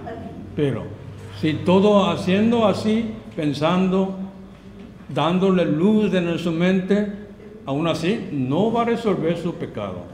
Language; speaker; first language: Spanish; non-native, learner; Korean